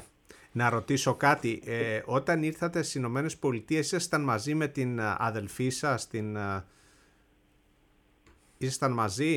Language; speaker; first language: Greek; native; Greek